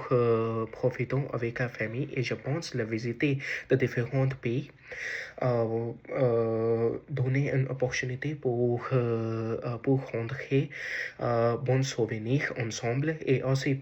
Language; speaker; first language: French; non-native, learner; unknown